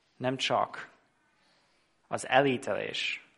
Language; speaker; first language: Hungarian; non-native, fluent; English